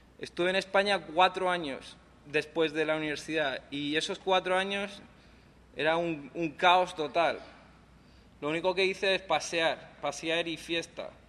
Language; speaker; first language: Spanish; non-native, local second language; English